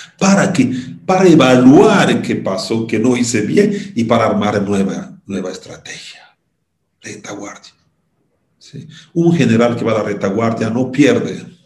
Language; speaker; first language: Spanish; non-native, fluent; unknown